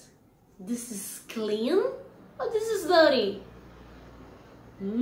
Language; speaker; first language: English; non-native, learner; Portuguese